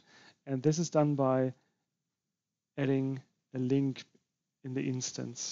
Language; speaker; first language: English; non-native, fluent; German